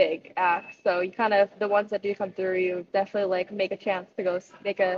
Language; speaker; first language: English; native; English